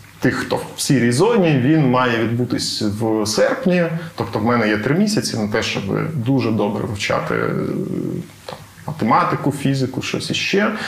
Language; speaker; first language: Ukrainian; native; Ukrainian